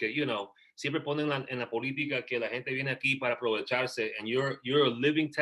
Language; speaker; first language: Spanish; early bilingual, heritage; Spanish